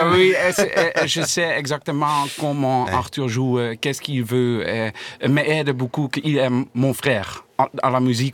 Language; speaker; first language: French; non-native, learner; Dutch